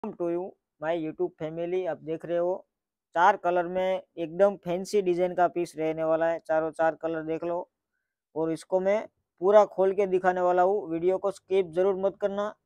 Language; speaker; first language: Hindi; non-native, local second language; Gujarati